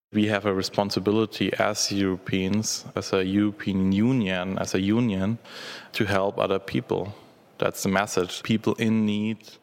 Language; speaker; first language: English; non-native, fluent; German